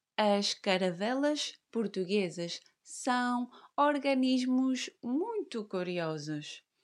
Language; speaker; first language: Portuguese; native; Portuguese